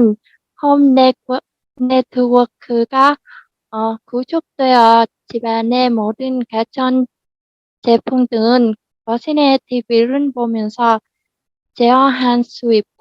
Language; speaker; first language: Korean; non-native, learner; Vietnamese